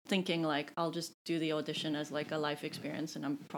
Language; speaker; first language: English; native; English